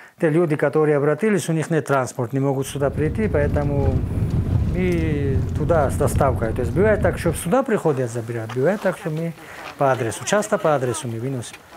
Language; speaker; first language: Russian; non-native, local second language; Georgian